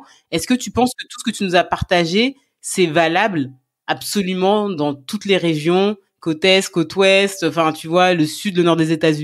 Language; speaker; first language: French; native; French